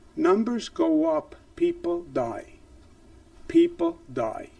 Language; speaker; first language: English; native; English